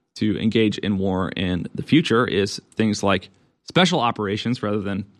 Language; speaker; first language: English; native; English